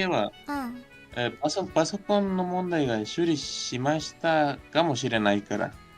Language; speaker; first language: Japanese; non-native, learner; Spanish